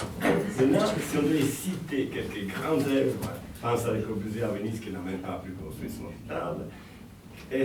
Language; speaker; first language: French; native; French